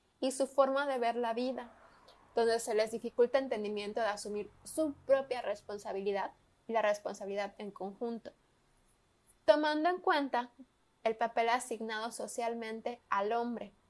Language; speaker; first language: Spanish; native; Spanish